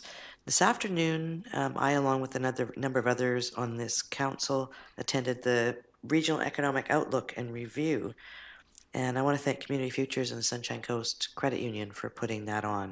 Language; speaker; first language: English; native; English